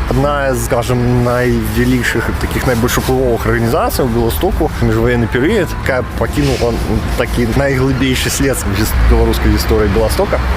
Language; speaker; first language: Belarusian; non-native, local second language; Russian